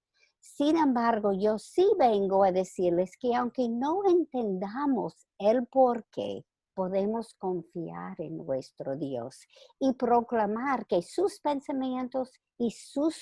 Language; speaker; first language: Spanish; non-native, fluent; English